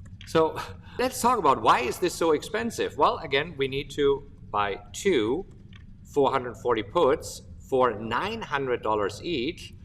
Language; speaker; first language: English; non-native, fluent; German